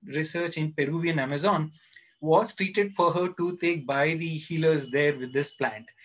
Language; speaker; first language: English; non-native, local second language; Kannada